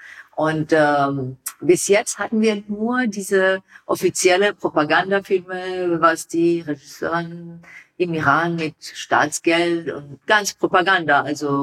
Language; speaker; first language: German; non-native, learner; Persian